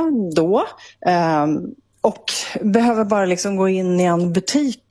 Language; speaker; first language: Swedish; native; Swedish